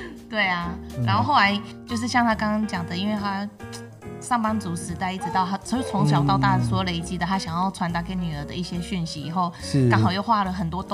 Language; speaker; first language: Chinese; native; Chinese